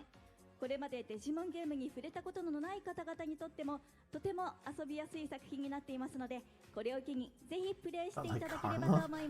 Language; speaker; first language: Japanese; native; Japanese